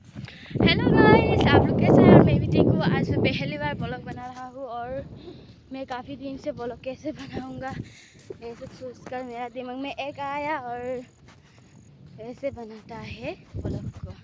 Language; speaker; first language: Hindi; non-native, local second language; Assamese